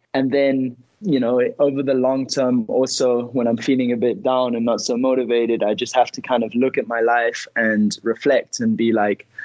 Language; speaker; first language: English; early bilingual, heritage; Spanish